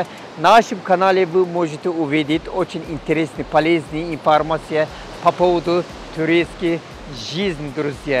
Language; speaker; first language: Russian; non-native, learner; Turkish